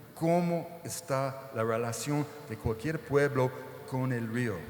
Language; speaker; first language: Spanish; non-native, fluent; English